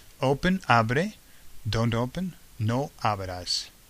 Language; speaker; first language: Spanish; non-native, fluent; English